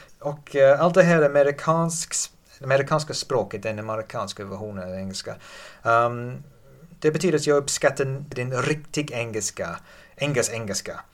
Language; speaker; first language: Swedish; non-native, learner; English